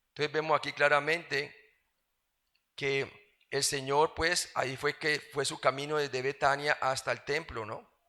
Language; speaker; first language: Spanish; native; Spanish